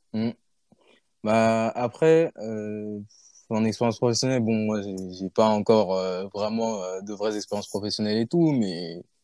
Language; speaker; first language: French; early bilingual, other home language; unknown